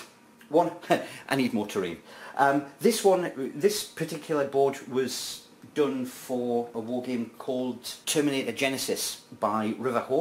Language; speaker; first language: English; native; English